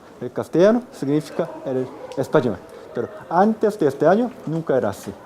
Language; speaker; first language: Spanish; non-native, fluent; Korean